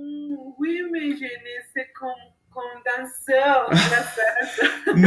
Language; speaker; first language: French; non-native, learner; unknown